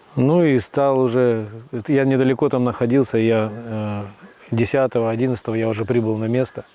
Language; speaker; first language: Russian; native; Russian